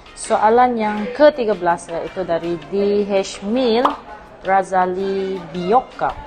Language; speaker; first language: Malay; non-native, local second language; Iban